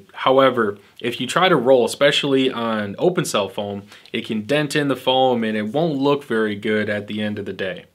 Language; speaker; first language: English; native; English